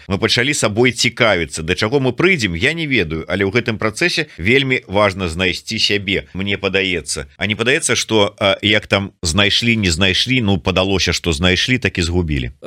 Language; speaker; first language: Belarusian; non-native, local second language; Russian